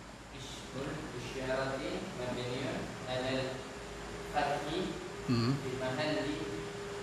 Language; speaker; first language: Arabic; non-native, learner; Indonesian